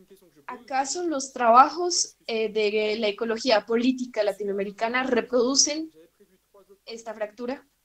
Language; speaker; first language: Spanish; non-native, fluent; French